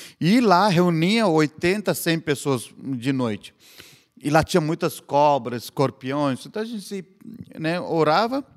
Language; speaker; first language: Portuguese; non-native, fluent; Hindi